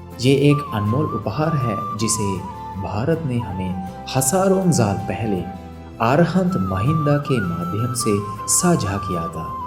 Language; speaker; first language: Hindi; non-native, fluent; Sinhala